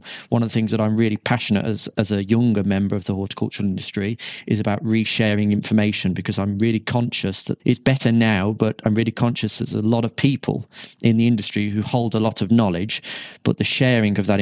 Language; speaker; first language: English; native; English